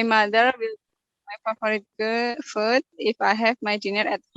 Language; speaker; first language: English; non-native, learner; Indonesian